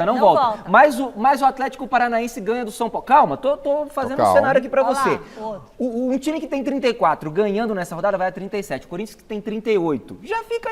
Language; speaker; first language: Portuguese; native; Portuguese